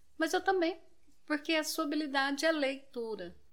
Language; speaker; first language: Portuguese; native; Portuguese